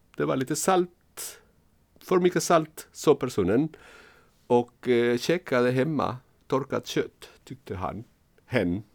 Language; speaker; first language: Swedish; non-native, fluent; Spanish